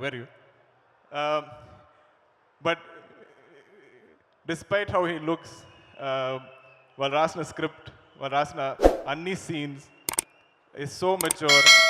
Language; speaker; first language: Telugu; non-native, learner; Malayalam